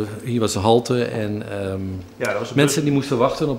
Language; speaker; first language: Dutch; native; Dutch